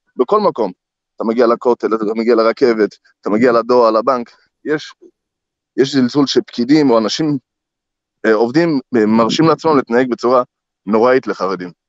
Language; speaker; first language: Hebrew; non-native, fluent; English